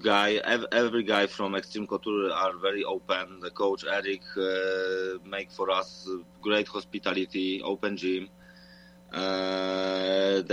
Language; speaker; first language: English; non-native, fluent; Polish